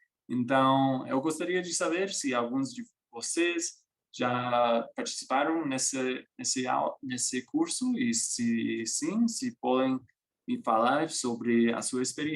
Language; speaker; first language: Portuguese; non-native, fluent; English